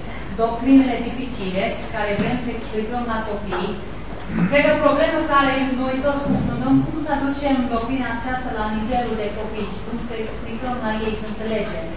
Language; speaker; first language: Romanian; non-native, local second language; Hungarian